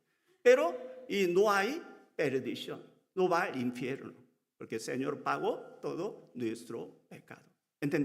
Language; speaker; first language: Spanish; non-native, learner; Korean